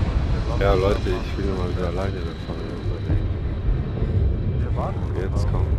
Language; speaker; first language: German; native; German